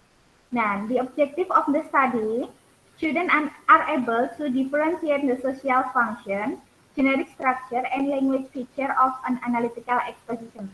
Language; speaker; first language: English; non-native, learner; Indonesian